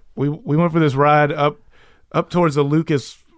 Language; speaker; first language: English; native; English